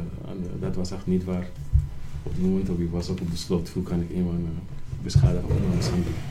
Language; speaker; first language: Dutch; non-native, learner; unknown